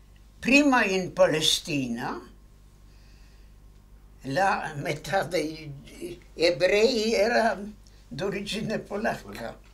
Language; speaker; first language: Italian; non-native, fluent; Polish